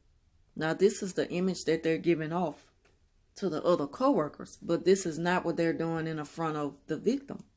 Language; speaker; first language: English; native; English